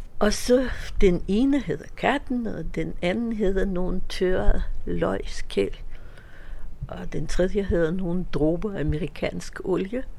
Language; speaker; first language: Danish; non-native, fluent; Russian